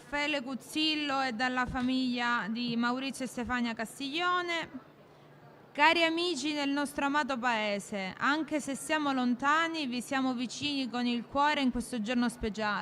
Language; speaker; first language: Italian; native; Italian